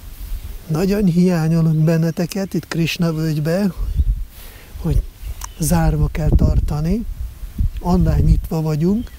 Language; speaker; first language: Hungarian; non-native, fluent; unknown